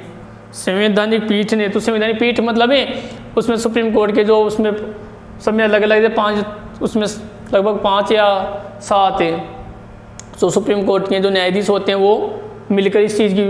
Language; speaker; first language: Hindi; native; Hindi